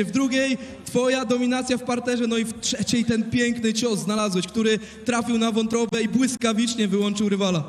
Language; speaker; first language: Polish; native; Polish